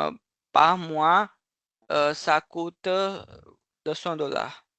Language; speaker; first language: French; non-native, fluent; Hindi